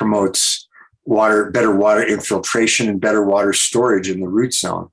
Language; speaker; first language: English; native; English